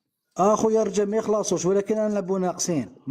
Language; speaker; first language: Arabic; native; Arabic